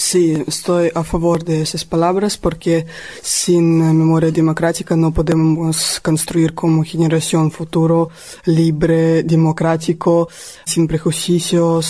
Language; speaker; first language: Spanish; non-native, learner; Russian